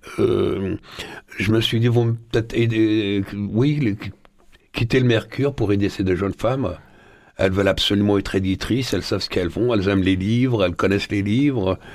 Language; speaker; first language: French; early bilingual, other home language; Arabic